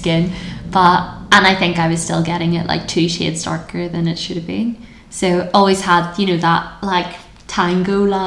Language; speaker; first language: English; native; English